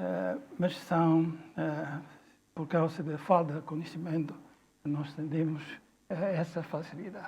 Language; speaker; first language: Portuguese; non-native, fluent; Chinese